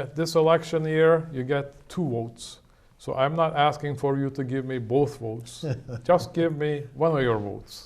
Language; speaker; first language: English; non-native, fluent; Turkish